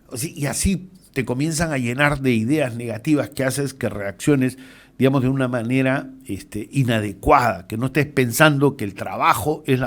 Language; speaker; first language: Spanish; native; Spanish